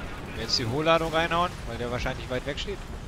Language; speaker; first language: German; native; German